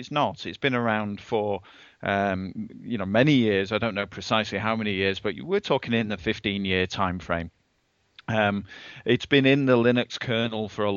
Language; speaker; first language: English; native; English